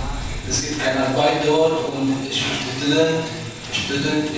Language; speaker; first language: German; non-native, learner; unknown